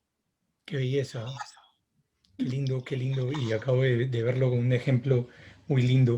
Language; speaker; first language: Spanish; native; Spanish